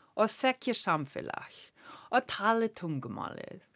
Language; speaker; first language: Icelandic; non-native, learner; English